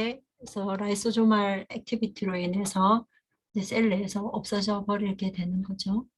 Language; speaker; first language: Korean; native; Korean